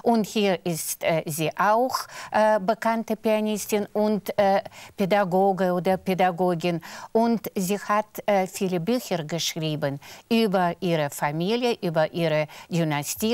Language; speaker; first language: German; non-native, fluent; Russian